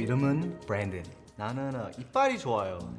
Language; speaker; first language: Korean; non-native, learner; English